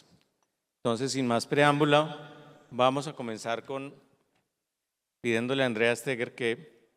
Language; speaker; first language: Spanish; native; Spanish